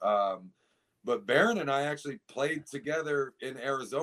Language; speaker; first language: English; native; English